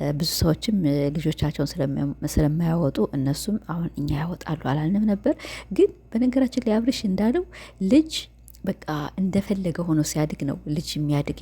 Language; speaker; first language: Amharic; native; Amharic